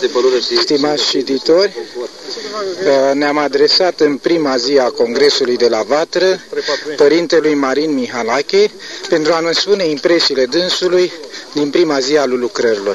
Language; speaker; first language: Romanian; native; Romanian